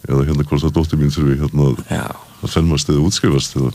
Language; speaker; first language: Icelandic; native; Icelandic